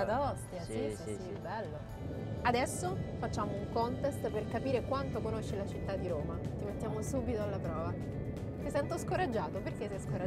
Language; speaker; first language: Italian; native; Italian